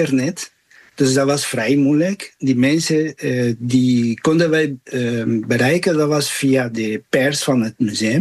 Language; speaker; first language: Dutch; non-native, fluent; Spanish